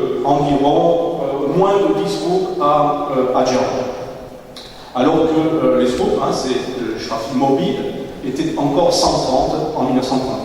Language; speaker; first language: French; native; French